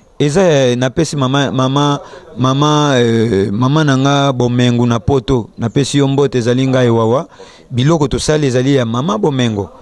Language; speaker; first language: Lingala; non-native, local second language; Kongo